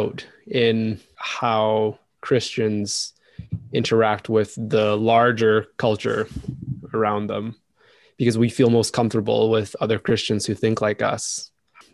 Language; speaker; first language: English; native; English